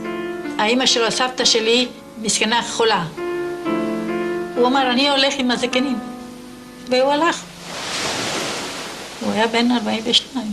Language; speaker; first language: Hebrew; non-native, fluent; Ladino